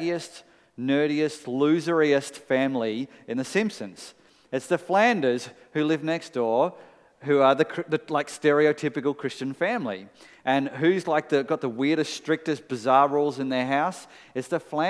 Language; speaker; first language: English; native; English